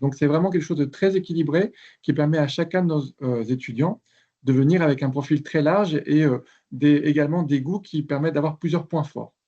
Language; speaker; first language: French; native; French